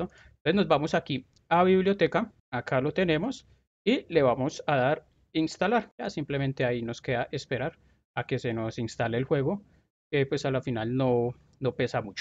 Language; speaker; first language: Spanish; native; Spanish